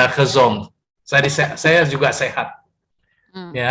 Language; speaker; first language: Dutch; non-native, fluent; Indonesian